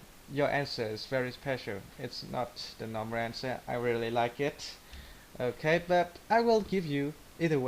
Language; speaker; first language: English; non-native, learner; Vietnamese